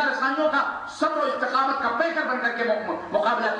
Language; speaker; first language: Urdu; native; Urdu